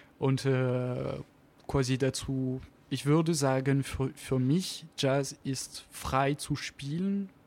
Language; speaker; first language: German; non-native, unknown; French